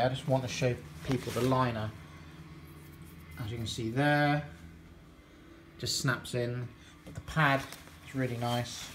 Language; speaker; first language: English; native; English